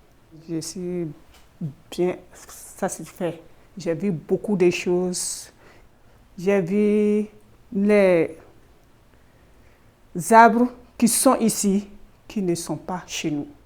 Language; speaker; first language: French; non-native, learner; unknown